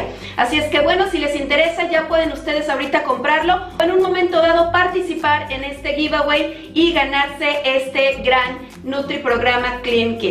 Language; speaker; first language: Spanish; native; Spanish